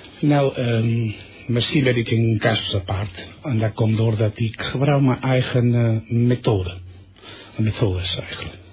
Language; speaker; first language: Dutch; non-native, fluent; Catalan